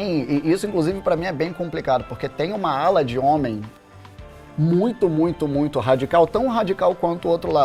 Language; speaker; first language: Portuguese; native; Portuguese